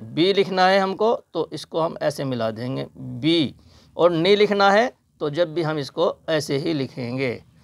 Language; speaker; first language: Hindi; native; Hindi